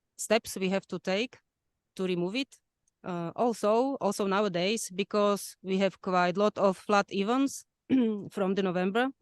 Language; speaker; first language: English; non-native, fluent; Slovak